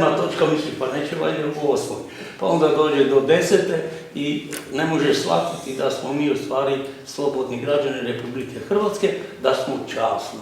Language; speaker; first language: Croatian; native; Croatian